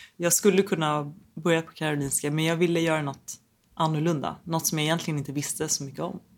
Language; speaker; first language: Swedish; early bilingual, other home language; Persian